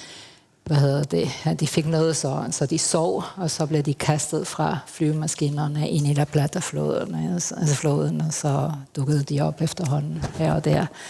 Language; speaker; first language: Danish; non-native, fluent; Spanish